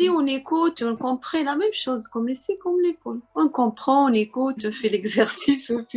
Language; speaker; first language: French; non-native, learner; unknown